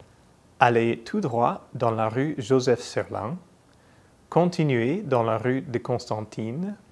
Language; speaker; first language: French; non-native, fluent; English